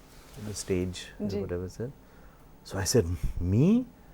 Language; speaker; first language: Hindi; non-native, local second language; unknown